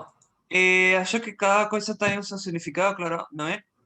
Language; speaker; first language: Portuguese; non-native, fluent; Spanish